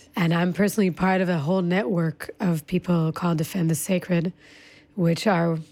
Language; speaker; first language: English; early bilingual, other home language; Hebrew